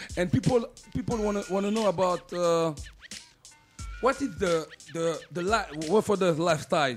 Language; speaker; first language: English; non-native, learner; French